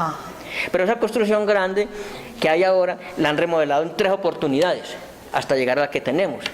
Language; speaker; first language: Spanish; native; Spanish